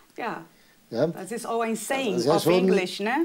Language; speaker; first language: German; non-native, fluent; Portuguese